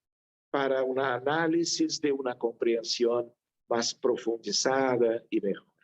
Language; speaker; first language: Spanish; non-native, fluent; Portuguese